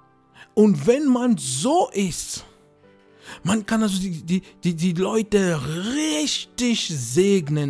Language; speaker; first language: German; non-native, fluent; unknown